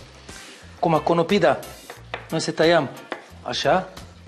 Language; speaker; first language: Romanian; non-native, learner; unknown